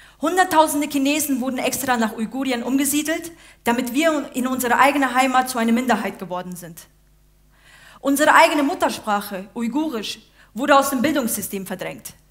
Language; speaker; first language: German; early bilingual, other home language; Uyghur